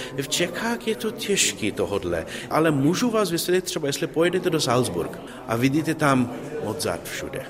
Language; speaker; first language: Czech; non-native, learner; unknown